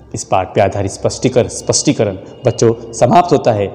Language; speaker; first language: Hindi; non-native, local second language; Marathi